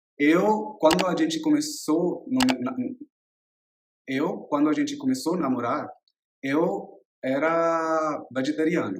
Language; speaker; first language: Portuguese; non-native, learner; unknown